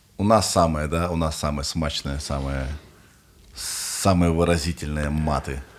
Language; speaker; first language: Russian; native; Russian